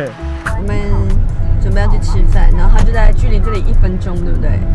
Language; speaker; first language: Chinese; native; Chinese